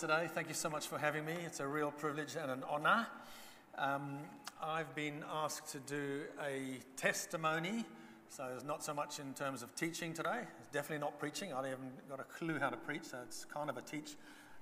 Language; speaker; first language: English; non-native, local second language; Bemba